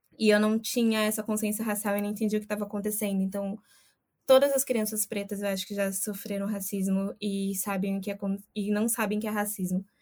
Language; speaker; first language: Portuguese; native; Portuguese